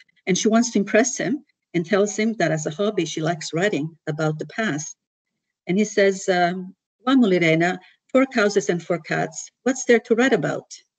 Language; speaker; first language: English; early bilingual, other home language; Italian